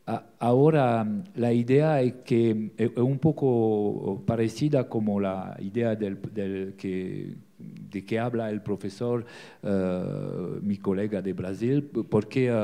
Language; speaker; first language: Spanish; non-native, learner; French